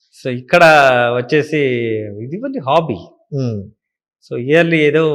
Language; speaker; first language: Telugu; non-native, learner; Kannada